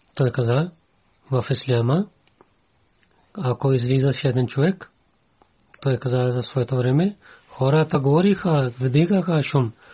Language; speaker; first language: Bulgarian; non-native, learner; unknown